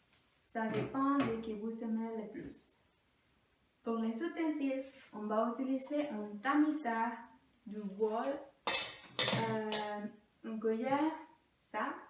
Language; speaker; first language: French; non-native, learner; Spanish